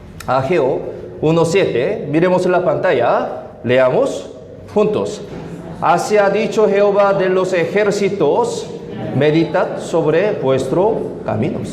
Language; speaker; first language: Spanish; non-native, fluent; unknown